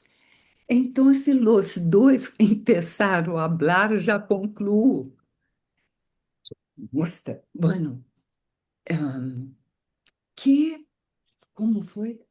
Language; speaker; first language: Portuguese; non-native, fluent; Spanish